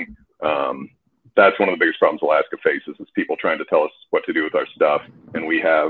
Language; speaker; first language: English; native; English